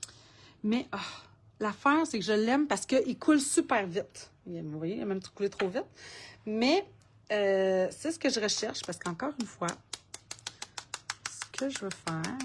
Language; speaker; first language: French; native; French